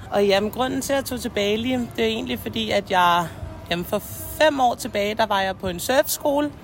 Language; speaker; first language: Danish; native; Danish